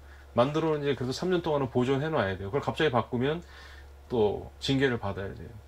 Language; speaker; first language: Korean; native; Korean